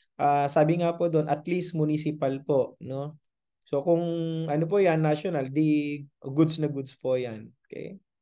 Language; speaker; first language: Filipino; non-native, local second language; Iloko